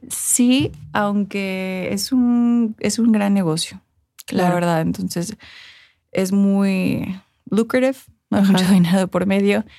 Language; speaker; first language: Spanish; early bilingual, heritage; Spanish